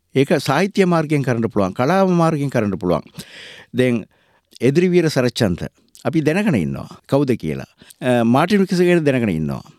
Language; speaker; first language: Sinhala; non-native, local second language; Tamil